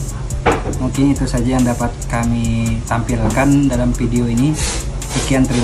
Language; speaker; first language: Indonesian; non-native, local second language; Banjar